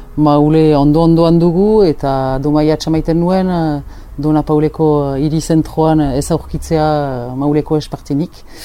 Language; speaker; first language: Basque; native; Basque